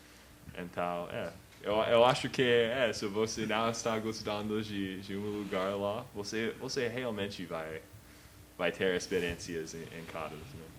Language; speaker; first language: Portuguese; non-native, learner; English